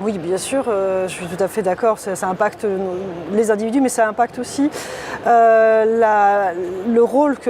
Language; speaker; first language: French; native; French